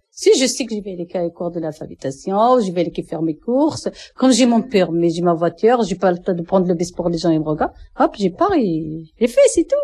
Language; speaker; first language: French; non-native, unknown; Arabic